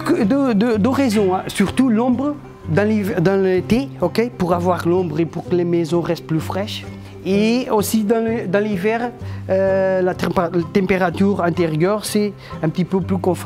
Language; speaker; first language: French; non-native, fluent; Portuguese